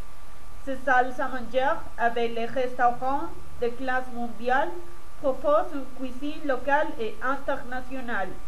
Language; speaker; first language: French; non-native, learner; Spanish